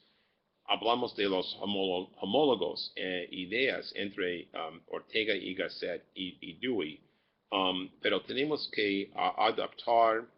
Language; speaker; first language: Spanish; non-native, fluent; English